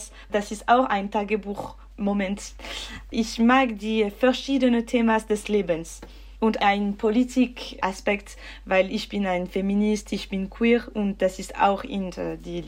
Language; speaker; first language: German; non-native, local second language; French